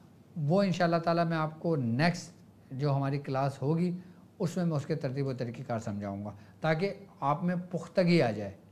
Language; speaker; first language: Urdu; native; Urdu